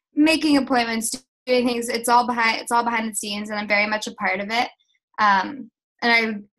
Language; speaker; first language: English; native; English